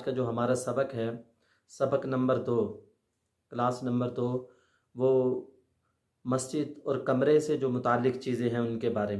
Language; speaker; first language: Urdu; native; Urdu